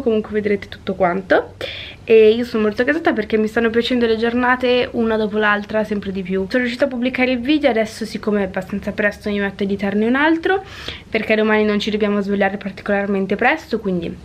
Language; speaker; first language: Italian; native; Italian